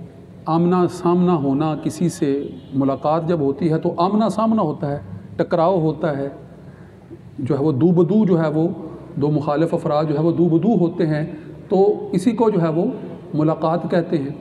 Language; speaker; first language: Urdu; native; Urdu